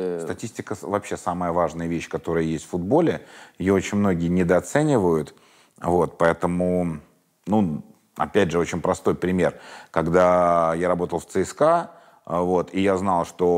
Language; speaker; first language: Russian; native; Russian